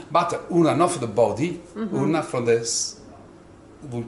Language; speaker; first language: English; non-native, learner; Italian